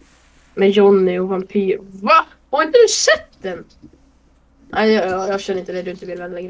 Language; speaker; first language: Swedish; native; Swedish